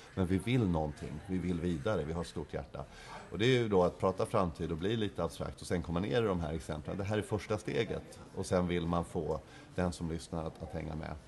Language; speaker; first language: Swedish; native; Swedish